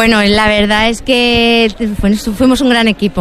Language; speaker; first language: Spanish; native; Spanish